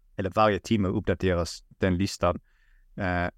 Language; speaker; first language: Swedish; early bilingual, other home language; Russian